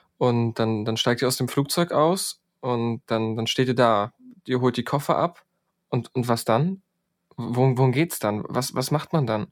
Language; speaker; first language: German; native; German